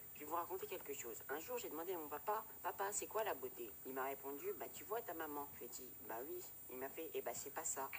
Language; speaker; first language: French; native; French